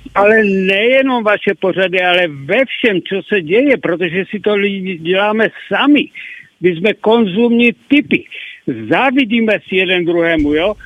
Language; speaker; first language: Czech; native; Czech